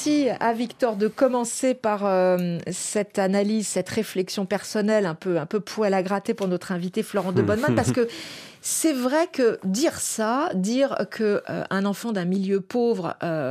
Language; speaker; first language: French; native; French